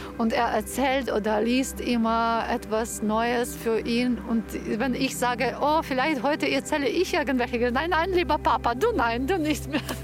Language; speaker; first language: German; non-native, fluent; Ukrainian